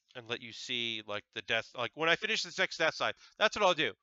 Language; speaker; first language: English; native; English